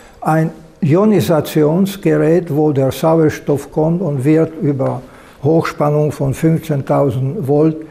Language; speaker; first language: German; non-native, fluent; Slovak